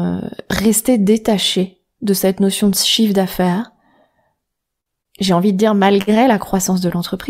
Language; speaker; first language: French; native; French